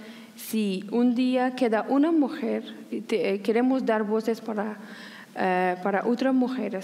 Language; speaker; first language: Spanish; non-native, learner; Persian